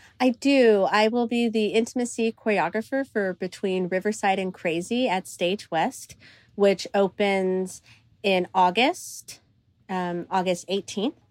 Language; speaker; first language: English; early bilingual, other home language; Greek